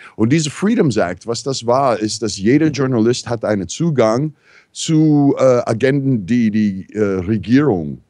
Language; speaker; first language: German; non-native, fluent; English